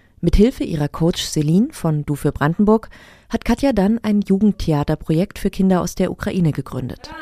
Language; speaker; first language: German; native; German